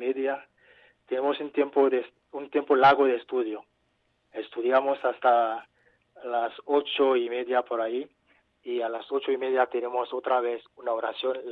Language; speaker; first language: Spanish; non-native, fluent; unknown